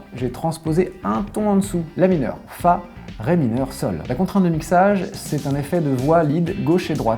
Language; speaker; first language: French; native; French